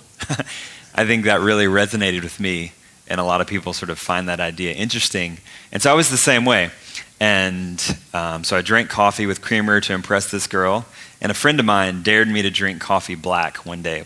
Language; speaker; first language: English; native; English